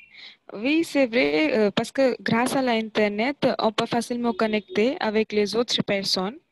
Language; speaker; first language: French; non-native, fluent; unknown